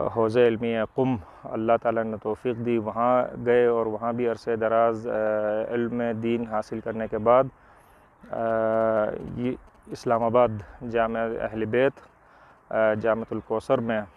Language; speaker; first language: Urdu; native; Urdu